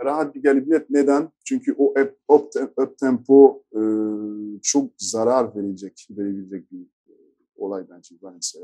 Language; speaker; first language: Turkish; non-native, fluent; French